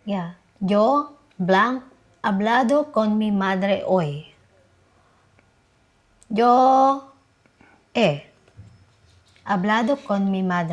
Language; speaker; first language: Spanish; non-native, learner; Filipino